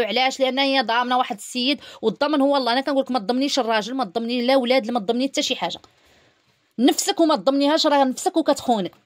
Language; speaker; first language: Arabic; native; Arabic